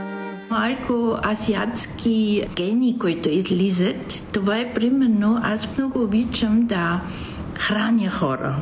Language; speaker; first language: Bulgarian; non-native, fluent; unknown